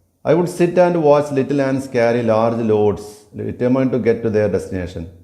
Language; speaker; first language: English; non-native, local second language; Malayalam